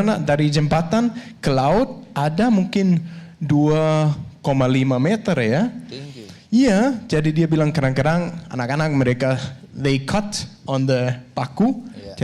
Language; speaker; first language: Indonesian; non-native, learner; Danish